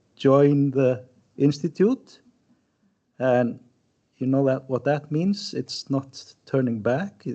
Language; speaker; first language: English; non-native, fluent; Icelandic